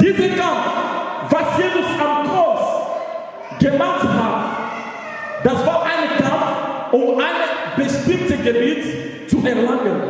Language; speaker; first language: German; non-native, learner; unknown